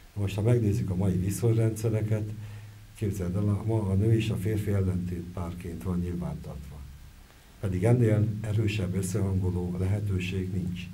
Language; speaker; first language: Hungarian; native; Hungarian